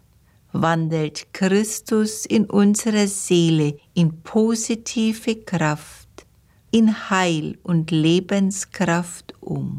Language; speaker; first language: German; native; German